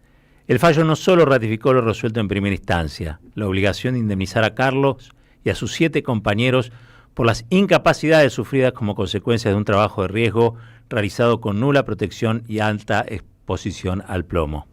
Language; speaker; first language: Spanish; native; Spanish